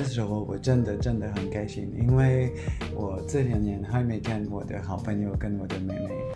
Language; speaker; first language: Chinese; non-native, fluent; French